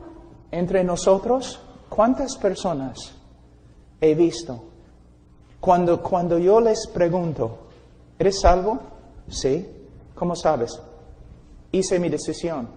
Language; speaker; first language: Spanish; non-native, fluent; English